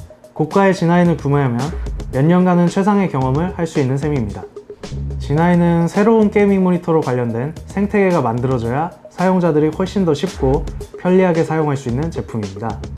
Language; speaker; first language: Korean; native; Korean